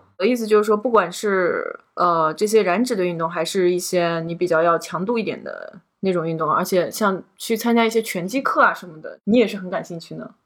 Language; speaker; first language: Chinese; native; Chinese